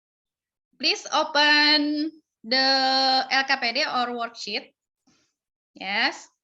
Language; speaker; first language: English; non-native, fluent; Indonesian